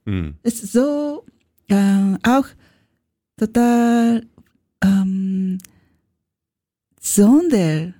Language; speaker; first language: German; non-native, learner; Japanese